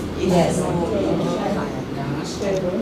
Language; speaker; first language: English; non-native, learner; Thai